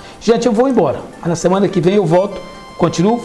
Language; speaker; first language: Portuguese; native; Portuguese